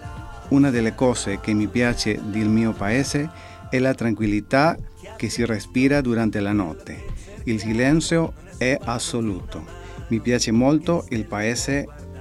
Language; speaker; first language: Italian; non-native, learner; Spanish